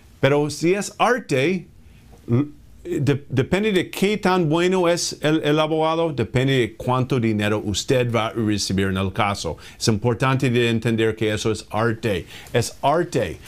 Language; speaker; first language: Spanish; non-native, fluent; English